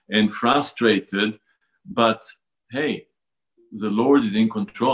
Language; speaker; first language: English; non-native, fluent; Hebrew